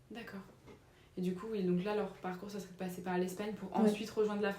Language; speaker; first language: French; native; French